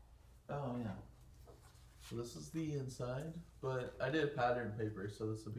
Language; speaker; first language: English; native; English